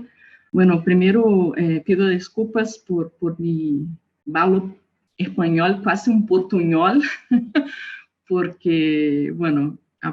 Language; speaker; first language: Spanish; non-native, learner; Portuguese